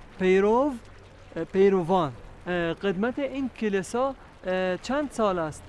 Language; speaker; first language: Persian; non-native, learner; Arabic